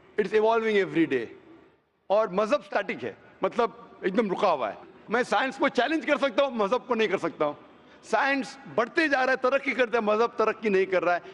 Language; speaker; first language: Hindi; non-native, local second language; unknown